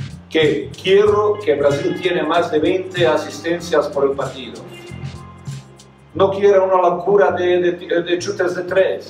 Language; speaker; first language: Spanish; non-native, fluent; Serbian